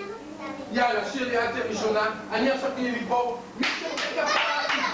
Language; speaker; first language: Hebrew; native; Hebrew